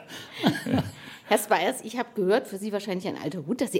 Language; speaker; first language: German; native; German